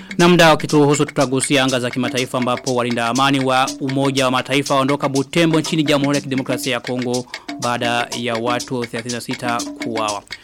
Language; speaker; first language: Swahili; non-native, local second language; Rundi